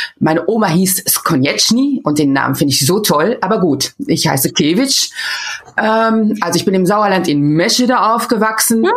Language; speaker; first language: German; native; German